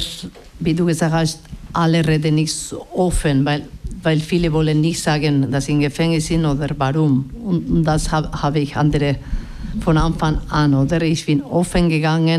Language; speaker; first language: German; non-native, learner; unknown